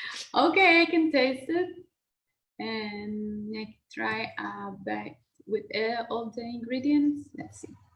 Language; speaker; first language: English; non-native, learner; Spanish